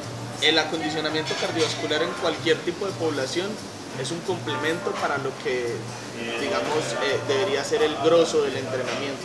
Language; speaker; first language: Spanish; native; Spanish